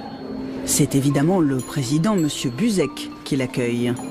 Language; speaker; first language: French; native; French